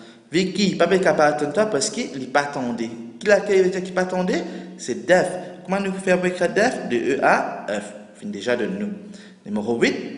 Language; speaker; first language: French; non-native, local second language; Morisyen